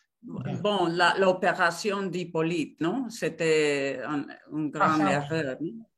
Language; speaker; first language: French; non-native, learner; Spanish